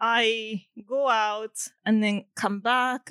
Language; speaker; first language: English; non-native, fluent; Japanese